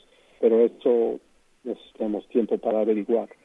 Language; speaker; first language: Spanish; non-native, fluent; English